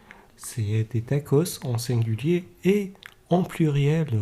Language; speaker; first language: French; non-native, fluent; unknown